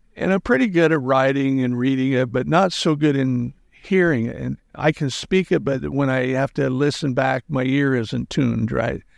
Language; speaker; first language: English; native; English